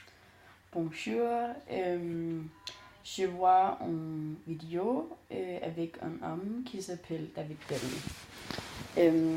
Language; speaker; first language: French; non-native, learner; Danish